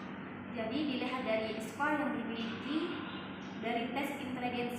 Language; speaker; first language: Indonesian; non-native, local second language; Madurese